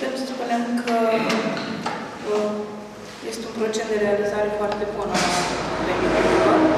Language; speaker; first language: Romanian; native; Romanian